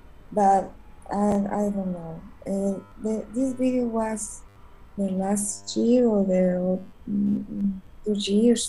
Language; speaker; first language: English; non-native, learner; Spanish